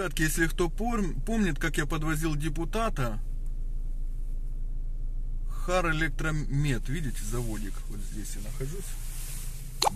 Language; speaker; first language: Russian; native; Russian